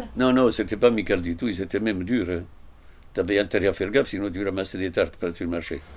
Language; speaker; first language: French; non-native, fluent; Italian